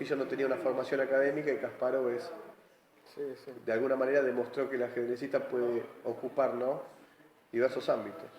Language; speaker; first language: Spanish; native; Spanish